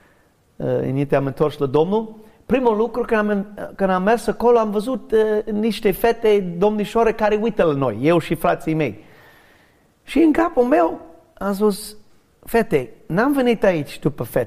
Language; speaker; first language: Romanian; non-native, learner; English